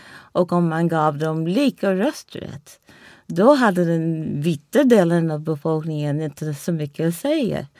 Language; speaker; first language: Swedish; non-native, fluent; English